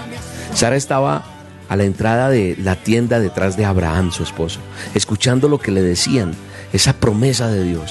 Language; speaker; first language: Spanish; native; Spanish